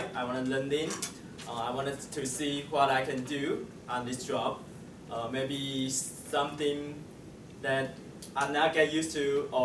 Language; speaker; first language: English; non-native, learner; Chinese